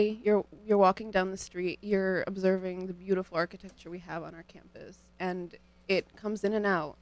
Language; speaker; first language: English; early bilingual, other home language; Ukrainian